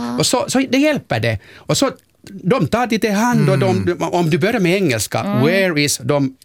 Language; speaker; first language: Swedish; non-native, local second language; Finnish